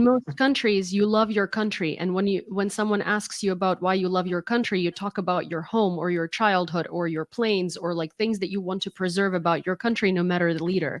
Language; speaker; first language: English; non-native, fluent; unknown